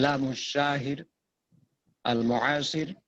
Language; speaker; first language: Arabic; non-native, fluent; Bangla